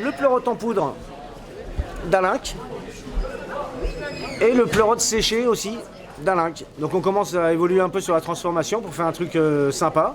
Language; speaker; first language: French; native; French